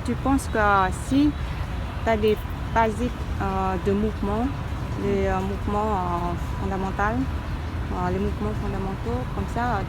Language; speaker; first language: French; non-native, learner; Vietnamese